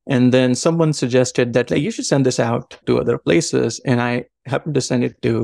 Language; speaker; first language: English; non-native, local second language; Marathi